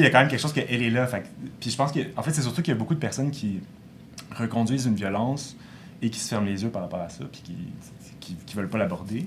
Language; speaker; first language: French; native; French